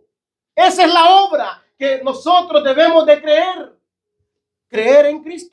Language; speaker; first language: Spanish; native; Spanish